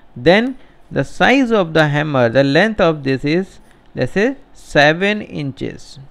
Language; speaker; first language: English; non-native, local second language; Hindi